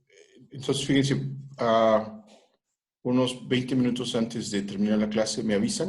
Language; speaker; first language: Spanish; native; Spanish